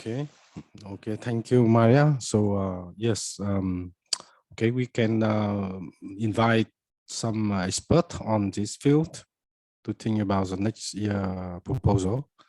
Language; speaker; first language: English; non-native, fluent; Vietnamese